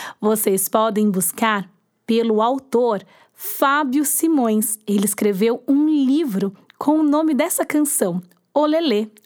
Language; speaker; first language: Portuguese; native; Portuguese